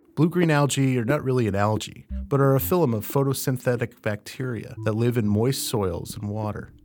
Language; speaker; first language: English; native; English